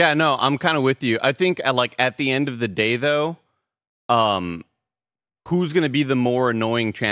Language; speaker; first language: English; native; English